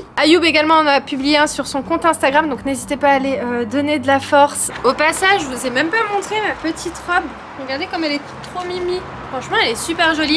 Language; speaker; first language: French; native; French